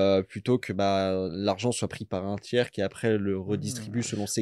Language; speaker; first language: French; native; French